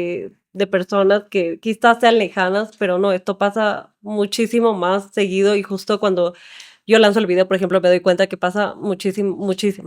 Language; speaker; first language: Spanish; native; Spanish